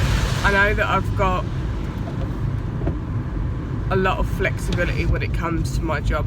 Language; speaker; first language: English; native; English